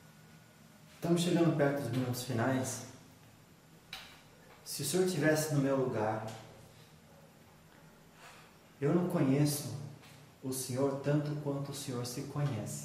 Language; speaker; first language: Portuguese; native; Portuguese